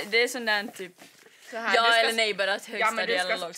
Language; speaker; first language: Swedish; native; Swedish